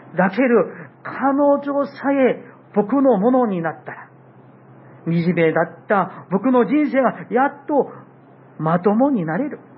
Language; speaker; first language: Japanese; non-native, fluent; Korean